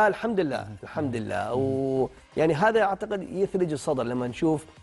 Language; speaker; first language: Arabic; native; Arabic